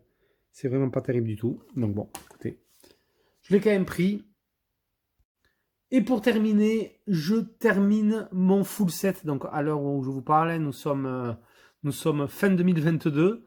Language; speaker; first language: French; native; French